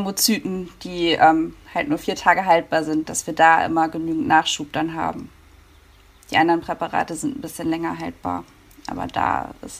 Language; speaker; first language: German; native; German